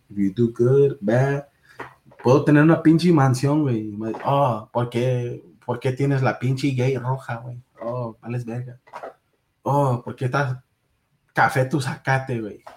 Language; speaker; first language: Spanish; early bilingual, heritage; Spanish